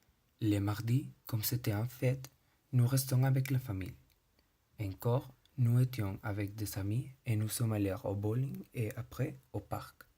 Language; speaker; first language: French; non-native, learner; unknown